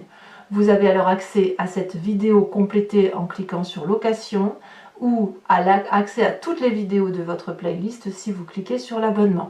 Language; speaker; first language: French; native; French